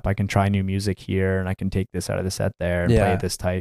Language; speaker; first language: English; native; English